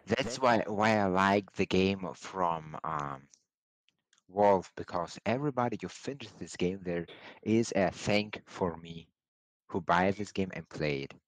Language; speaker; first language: English; non-native, learner; German